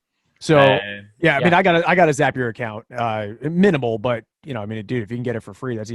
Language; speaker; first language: English; native; English